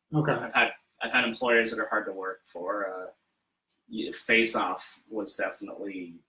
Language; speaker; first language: English; native; English